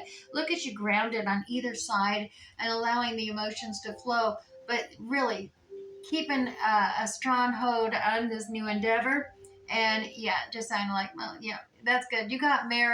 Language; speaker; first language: English; native; English